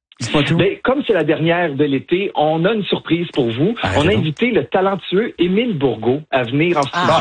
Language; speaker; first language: French; native; French